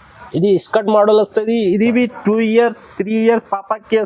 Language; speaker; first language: Telugu; non-native, local second language; Urdu